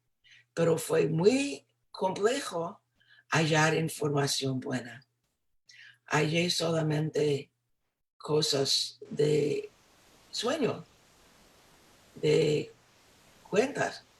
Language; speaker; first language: Spanish; non-native, fluent; English